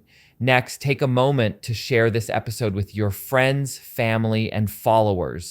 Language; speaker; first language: English; native; English